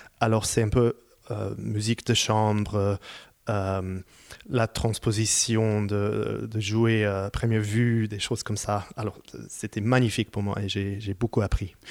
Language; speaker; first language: French; non-native, fluent; Hebrew